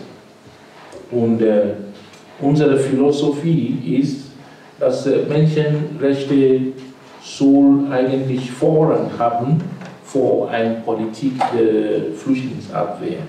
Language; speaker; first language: German; non-native, fluent; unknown